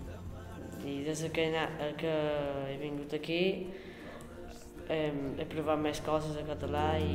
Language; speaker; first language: Catalan; early bilingual, other home language; English